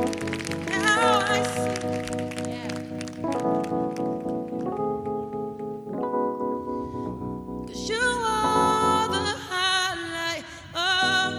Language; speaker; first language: English; native; English